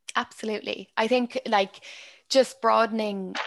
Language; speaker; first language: English; native; English